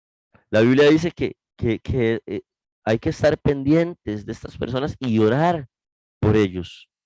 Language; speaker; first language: Spanish; native; Spanish